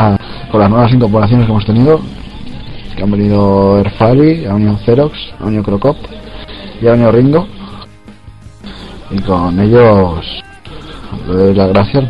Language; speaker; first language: Spanish; native; Spanish